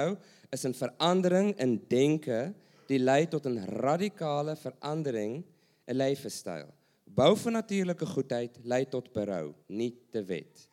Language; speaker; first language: Dutch; non-native, learner; English